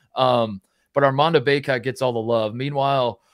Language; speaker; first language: English; native; English